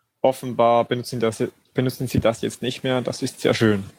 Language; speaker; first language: German; native; German